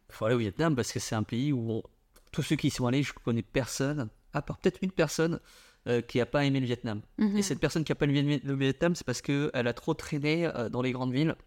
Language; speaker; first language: French; early bilingual, other home language; Vietnamese